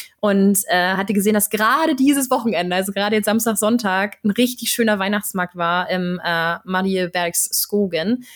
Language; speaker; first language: German; native; German